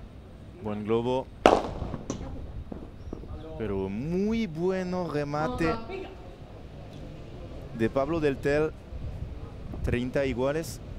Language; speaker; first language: Spanish; non-native, learner; French